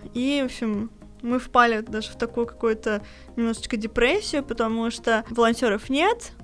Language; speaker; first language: Russian; native; Russian